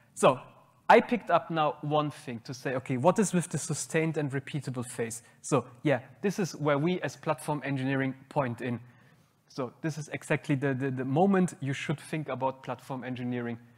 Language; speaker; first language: English; non-native, fluent; German